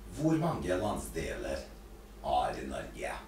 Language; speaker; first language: Norwegian; non-native, fluent; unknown